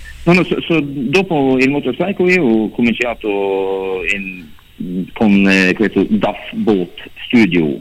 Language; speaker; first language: Italian; non-native, learner; Norwegian